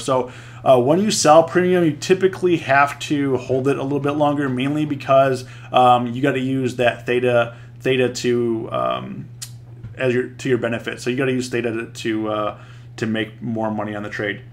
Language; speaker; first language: English; native; English